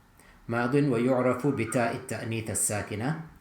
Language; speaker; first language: Arabic; non-native, fluent; English